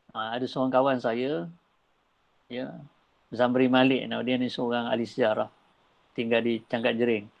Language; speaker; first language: Malay; native; Malay